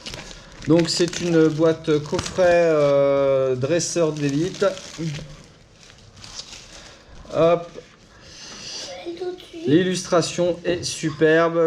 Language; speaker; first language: French; native; French